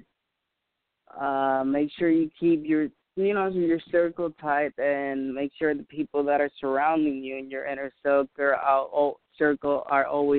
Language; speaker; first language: English; non-native, fluent; Spanish